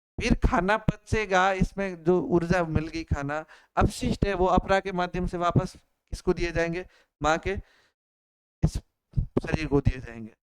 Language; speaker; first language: Hindi; native; Hindi